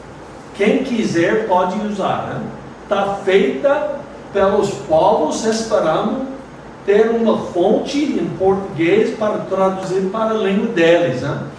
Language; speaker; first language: Portuguese; non-native, fluent; English